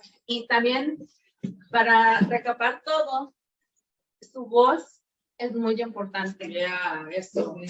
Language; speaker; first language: Spanish; non-native, local second language; English